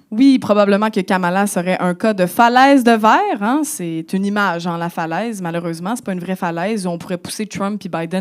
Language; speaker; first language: French; native; French